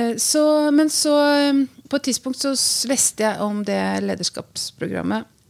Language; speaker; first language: Norwegian; native; Norwegian